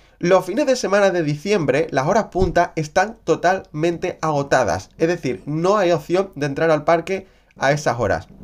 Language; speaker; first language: Spanish; native; Spanish